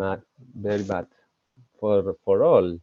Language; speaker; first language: English; non-native, learner; Spanish